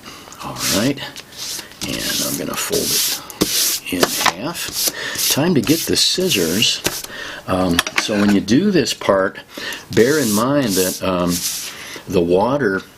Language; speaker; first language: English; native; English